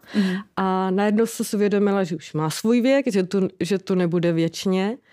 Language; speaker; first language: Czech; native; Czech